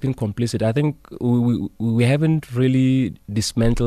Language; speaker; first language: English; non-native, local second language; Southern Sotho